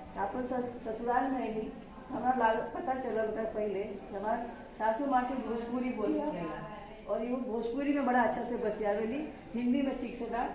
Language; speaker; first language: Bhojpuri; non-native, local second language; Hindi